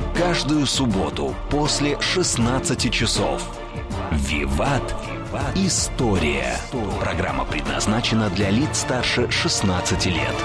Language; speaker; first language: Russian; native; Russian